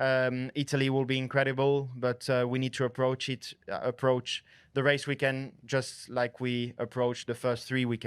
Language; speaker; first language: English; non-native, fluent; French